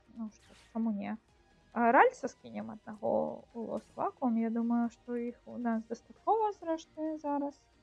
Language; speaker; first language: Belarusian; non-native, local second language; Russian